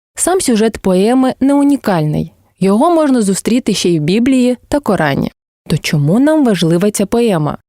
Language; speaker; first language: Ukrainian; non-native, local second language; Crimean Tatar